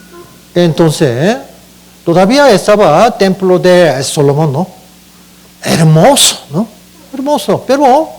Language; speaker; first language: Spanish; non-native, learner; Korean